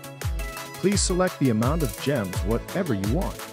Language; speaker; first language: English; non-native, learner; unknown